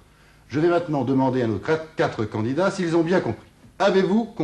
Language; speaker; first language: French; native; French